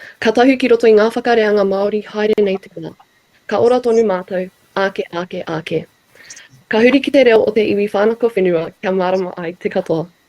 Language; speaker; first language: Māori; native; Māori